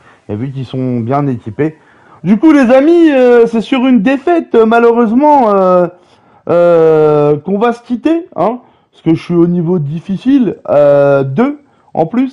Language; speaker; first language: French; native; French